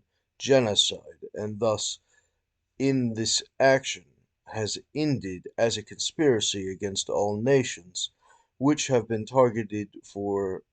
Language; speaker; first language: English; native; English